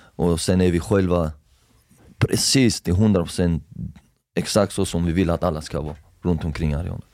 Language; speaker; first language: Swedish; early bilingual, other home language; Persian